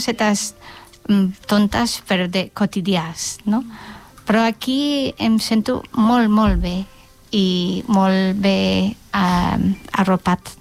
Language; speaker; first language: Catalan; non-native, fluent; English